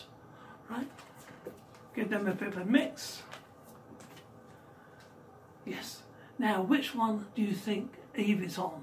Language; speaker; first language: English; native; English